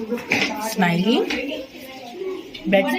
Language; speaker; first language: English; non-native, local second language; Hindi